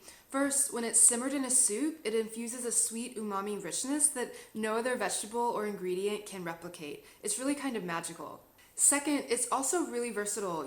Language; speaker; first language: English; native; English